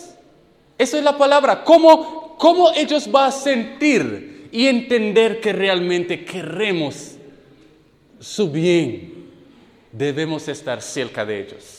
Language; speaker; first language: Spanish; non-native, fluent; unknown